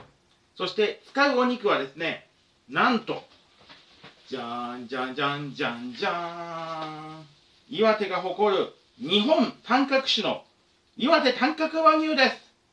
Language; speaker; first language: Japanese; native; Japanese